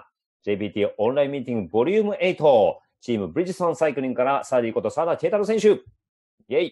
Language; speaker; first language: Japanese; native; Japanese